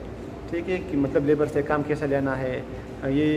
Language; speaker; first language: Hindi; non-native, local second language; Pashto